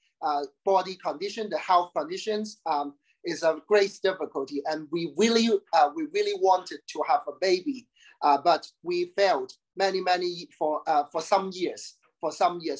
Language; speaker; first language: English; non-native, local second language; Cantonese